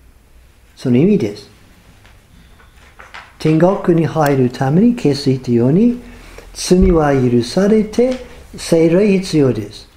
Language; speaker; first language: Japanese; non-native, fluent; English